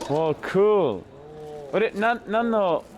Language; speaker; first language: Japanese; non-native, learner; English